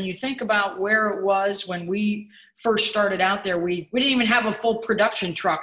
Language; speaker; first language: English; native; English